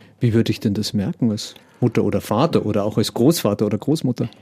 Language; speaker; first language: German; native; German